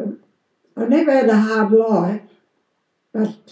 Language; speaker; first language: English; native; English